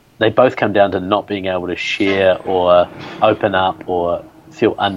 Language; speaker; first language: English; native; English